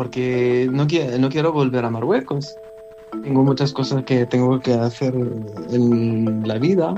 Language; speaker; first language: Spanish; non-native, learner; Arabic